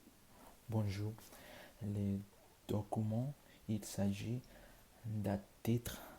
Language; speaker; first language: French; non-native, learner; Spanish